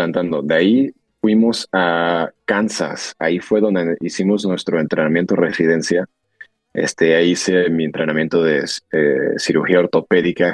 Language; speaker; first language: Spanish; early bilingual, heritage; Spanish